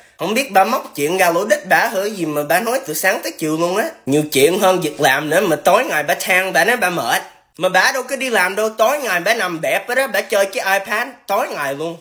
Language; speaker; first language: Vietnamese; early bilingual, heritage; Vietnamese